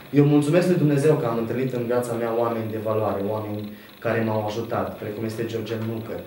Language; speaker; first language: Romanian; native; Romanian